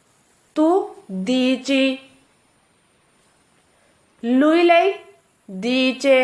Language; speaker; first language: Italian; non-native, fluent; Urdu